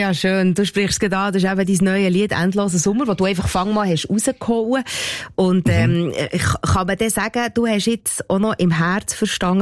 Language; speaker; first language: German; native; German